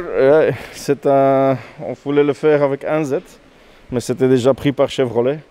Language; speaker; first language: French; non-native, local second language; Dutch